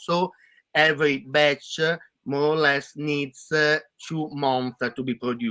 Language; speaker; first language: English; non-native, fluent; Italian